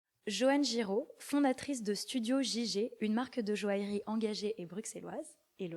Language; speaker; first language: French; native; French